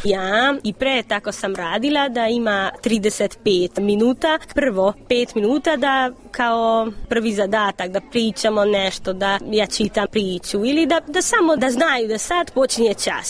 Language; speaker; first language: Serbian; non-native, local second language; Hungarian